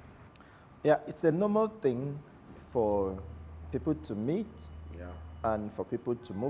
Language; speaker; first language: English; non-native, local second language; Igbo